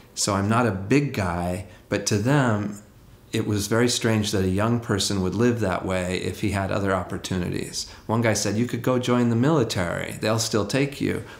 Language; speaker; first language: English; native; English